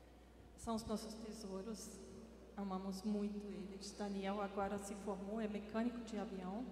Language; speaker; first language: Portuguese; non-native, fluent; German